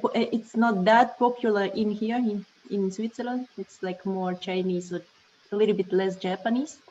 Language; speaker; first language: English; non-native, learner; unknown